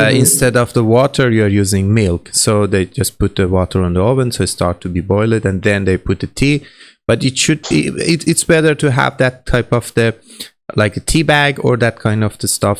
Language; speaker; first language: English; non-native, learner; Persian